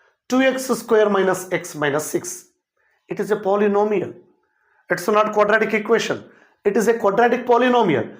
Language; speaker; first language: English; non-native, local second language; Telugu